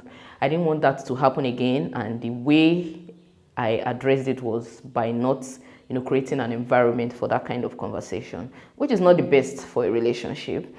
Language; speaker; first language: English; non-native, local second language; Yoruba